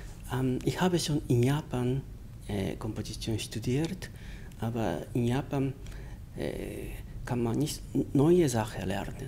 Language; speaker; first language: German; non-native, fluent; Japanese